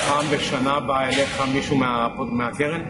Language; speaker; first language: Hebrew; native; Hebrew